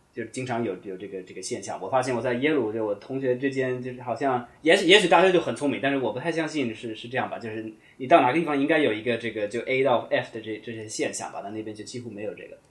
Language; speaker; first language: Chinese; non-native, fluent; English